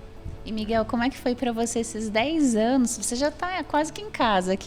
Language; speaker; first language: Portuguese; native; Portuguese